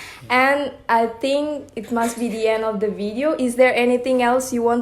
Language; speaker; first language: English; non-native, learner; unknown